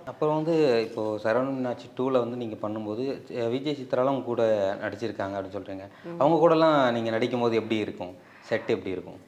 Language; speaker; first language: Tamil; native; Tamil